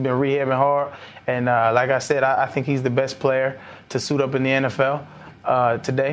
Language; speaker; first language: English; native; English